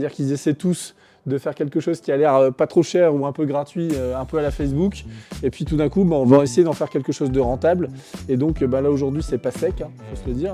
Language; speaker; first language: French; native; French